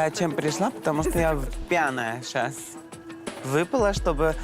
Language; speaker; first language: Russian; non-native, learner; Armenian